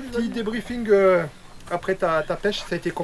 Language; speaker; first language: French; native; French